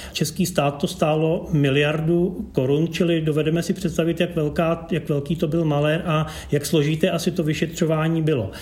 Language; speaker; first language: Czech; native; Czech